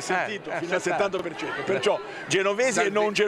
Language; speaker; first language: Italian; native; Italian